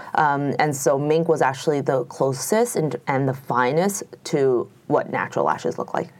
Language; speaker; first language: English; native; English